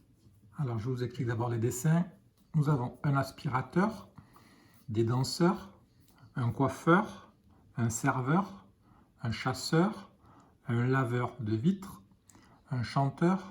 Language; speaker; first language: French; native; French